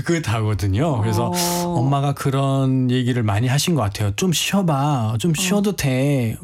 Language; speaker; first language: Korean; non-native, fluent; Nepali